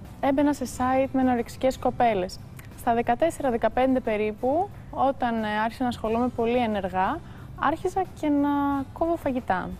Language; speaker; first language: Greek; early bilingual, heritage; Greek